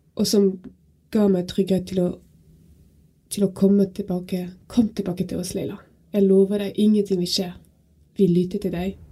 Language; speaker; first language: Norwegian; non-native, fluent; French